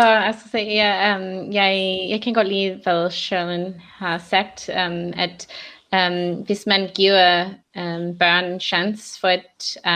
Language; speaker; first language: Danish; non-native, learner; English